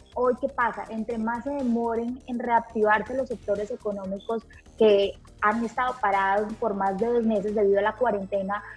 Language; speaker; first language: Spanish; native; Spanish